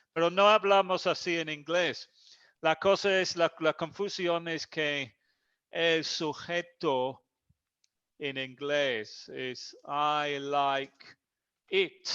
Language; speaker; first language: Spanish; non-native, fluent; English